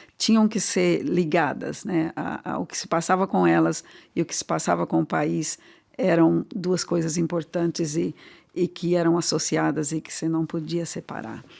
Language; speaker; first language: Portuguese; native; Portuguese